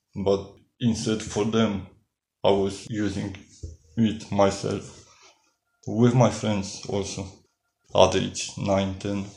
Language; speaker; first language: English; non-native, learner; Polish